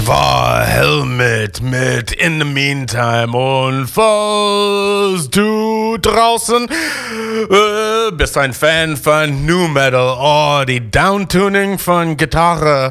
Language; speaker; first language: German; non-native, fluent; English